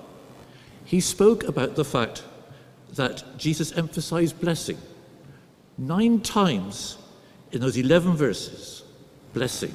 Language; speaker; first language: English; native; English